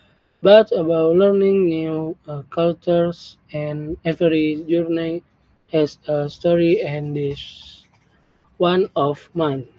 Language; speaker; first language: English; non-native, learner; Indonesian